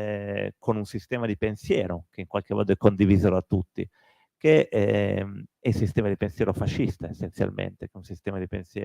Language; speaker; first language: Italian; native; Italian